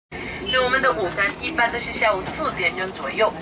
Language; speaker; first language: Chinese; non-native, fluent; Arabic